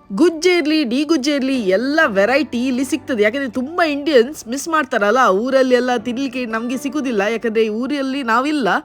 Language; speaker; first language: Kannada; non-native, local second language; Tulu